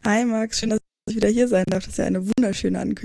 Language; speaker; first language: German; native; German